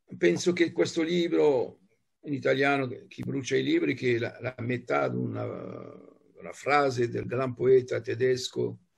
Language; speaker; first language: Italian; non-native, fluent; Arabic